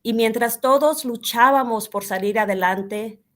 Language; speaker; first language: Spanish; early bilingual, heritage; Spanish